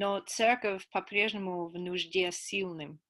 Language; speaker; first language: Russian; non-native, fluent; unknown